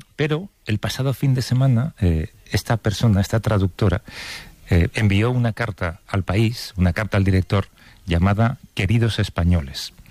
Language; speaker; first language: Spanish; native; Spanish